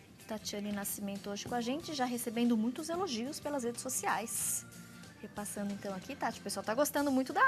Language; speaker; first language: Portuguese; native; Portuguese